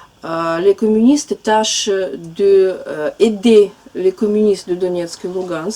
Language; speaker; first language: French; non-native, fluent; Russian